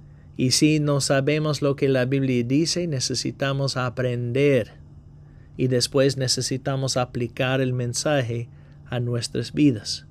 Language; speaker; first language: Spanish; non-native, fluent; English